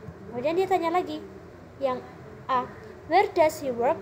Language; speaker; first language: English; non-native, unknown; Indonesian